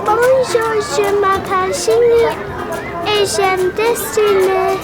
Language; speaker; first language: French; non-native, learner; English